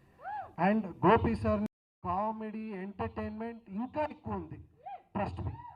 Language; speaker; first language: Telugu; non-native, learner; Kannada